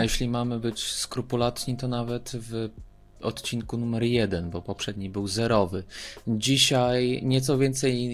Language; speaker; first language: Polish; native; Polish